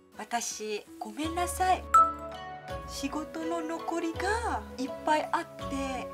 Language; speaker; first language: Japanese; non-native, fluent; Malay